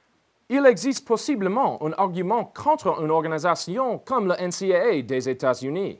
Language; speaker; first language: French; non-native, learner; English